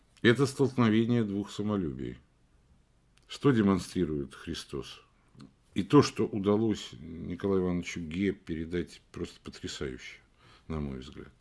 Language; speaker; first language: Russian; native; Russian